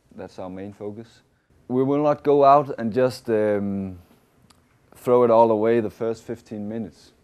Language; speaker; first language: English; non-native, fluent; Danish